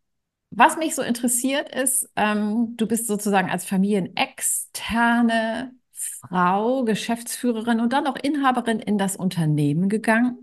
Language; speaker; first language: German; native; German